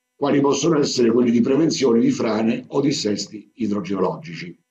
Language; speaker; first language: Italian; native; Italian